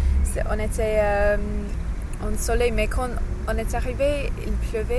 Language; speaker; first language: French; non-native, learner; English